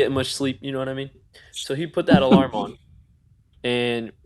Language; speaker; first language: English; native; English